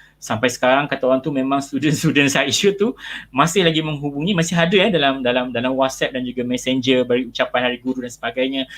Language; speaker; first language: Malay; native; Malay